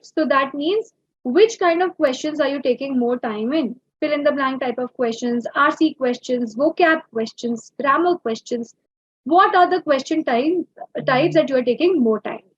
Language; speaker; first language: English; non-native, local second language; Hindi